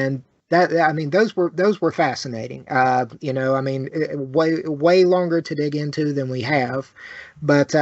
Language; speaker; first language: English; native; English